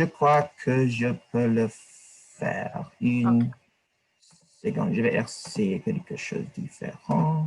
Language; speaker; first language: French; non-native, learner; English